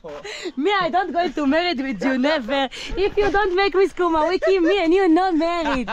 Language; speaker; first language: English; non-native, learner; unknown